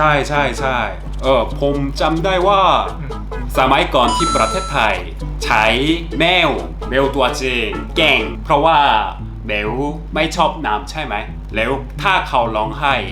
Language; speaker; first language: Thai; non-native, learner; Korean